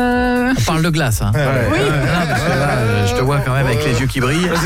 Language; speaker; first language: French; native; French